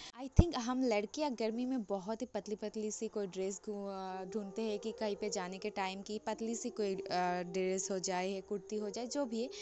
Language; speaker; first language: Hindi; non-native, local second language; Bangla